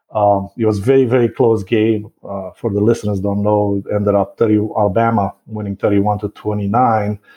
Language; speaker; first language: English; non-native, fluent; Romanian